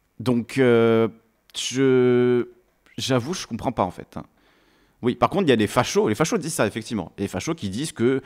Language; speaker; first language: French; native; French